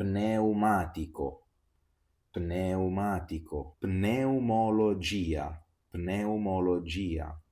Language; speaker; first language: English; non-native, fluent; Italian